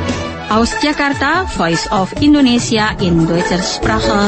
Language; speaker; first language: German; non-native, fluent; Indonesian